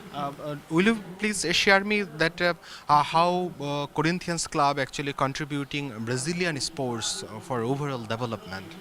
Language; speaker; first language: English; non-native, fluent; Bangla